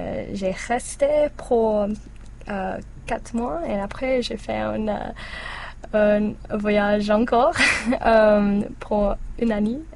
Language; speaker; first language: French; non-native, learner; English